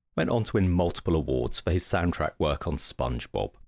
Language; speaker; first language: English; native; English